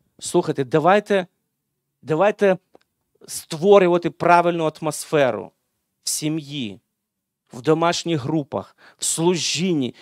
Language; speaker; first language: Ukrainian; non-native, local second language; Russian